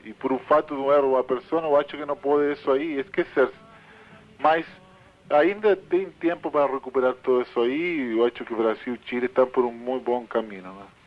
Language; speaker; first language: Portuguese; non-native, fluent; Spanish